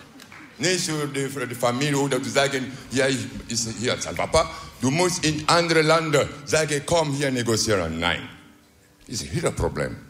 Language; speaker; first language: Dutch; non-native, learner; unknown